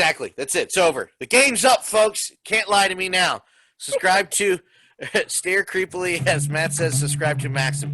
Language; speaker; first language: English; native; English